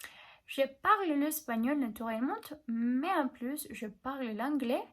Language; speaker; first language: French; non-native, learner; Spanish